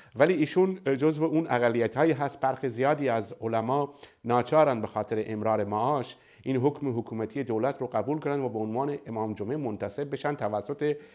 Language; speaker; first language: Persian; non-native, local second language; Baluchi